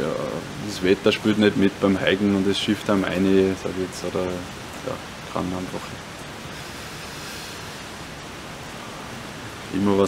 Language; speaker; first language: German; native; German